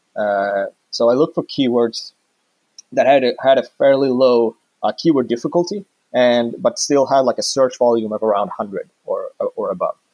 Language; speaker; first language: English; non-native, fluent; Swedish